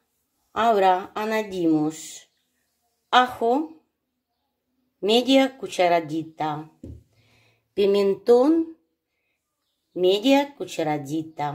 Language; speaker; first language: Spanish; non-native, learner; Ukrainian